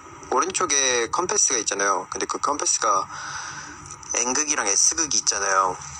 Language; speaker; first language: Korean; native; Korean